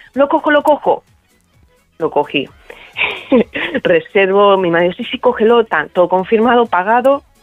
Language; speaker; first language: Spanish; native; Spanish